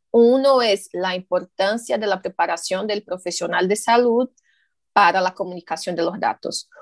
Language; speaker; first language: Spanish; non-native, fluent; Portuguese